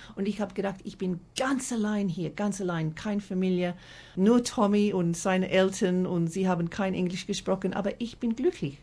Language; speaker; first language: German; non-native, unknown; English